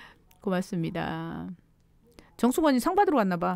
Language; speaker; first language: Korean; native; Korean